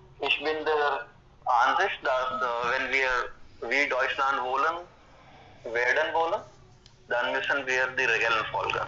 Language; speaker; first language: German; non-native, fluent; Hindi